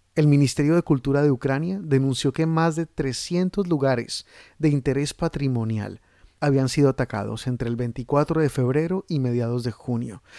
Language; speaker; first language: Spanish; native; Spanish